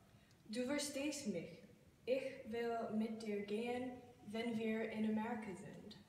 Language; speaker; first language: German; non-native, learner; English